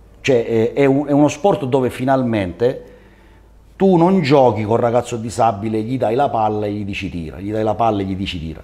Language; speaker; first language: Italian; native; Italian